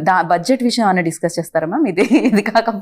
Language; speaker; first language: Telugu; native; Telugu